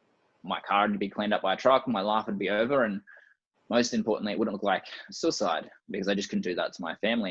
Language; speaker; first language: English; native; English